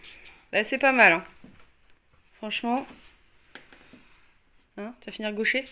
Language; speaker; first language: French; native; French